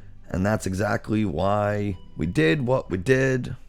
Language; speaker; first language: English; native; English